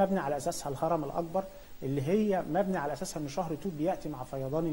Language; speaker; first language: Arabic; native; Arabic